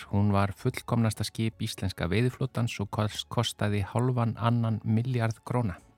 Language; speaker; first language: Icelandic; native; Icelandic